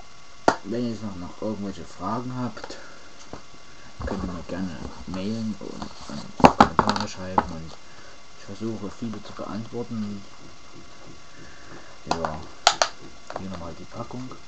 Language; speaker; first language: German; native; German